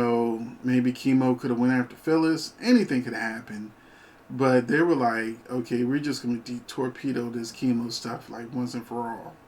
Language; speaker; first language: English; native; English